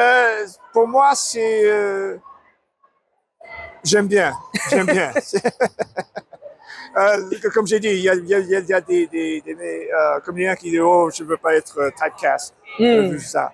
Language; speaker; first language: French; non-native, learner; English